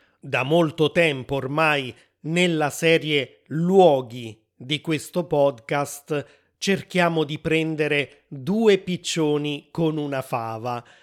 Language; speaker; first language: Italian; native; Italian